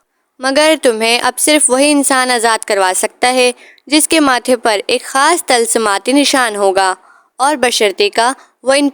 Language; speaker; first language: Urdu; native; Urdu